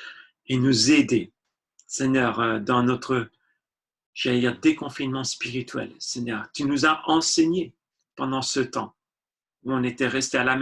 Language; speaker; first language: French; native; French